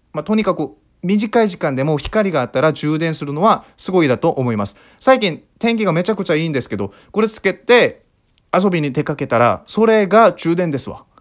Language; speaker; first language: Japanese; non-native, fluent; Korean